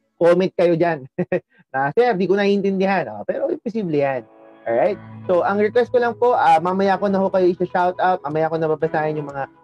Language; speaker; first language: Filipino; non-native, local second language; Pangasinan